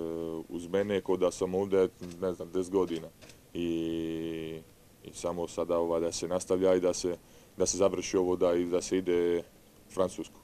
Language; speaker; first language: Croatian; early bilingual, heritage; Italian